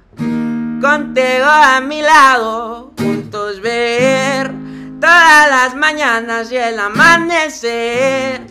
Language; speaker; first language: Spanish; early bilingual, heritage; Spanish